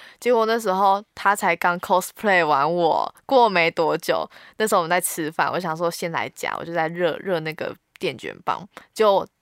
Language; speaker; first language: Chinese; native; Chinese